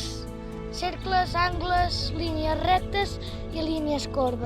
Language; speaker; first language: Catalan; native; Catalan